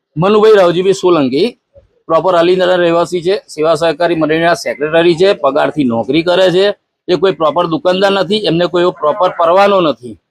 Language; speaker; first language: Gujarati; native; Gujarati